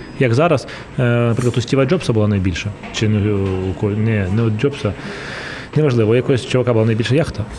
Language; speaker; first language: Ukrainian; non-native, local second language; Russian